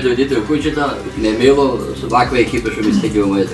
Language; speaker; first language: Macedonian; native; Macedonian